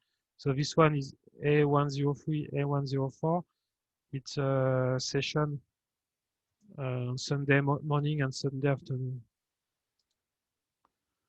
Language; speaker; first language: English; non-native, fluent; French